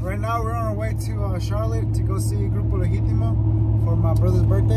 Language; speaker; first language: English; early bilingual, other home language; Spanish